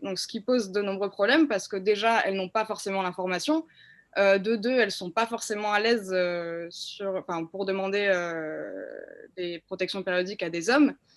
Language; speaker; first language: French; native; French